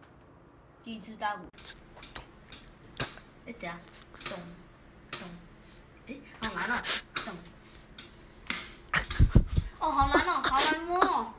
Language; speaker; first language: Chinese; native; Chinese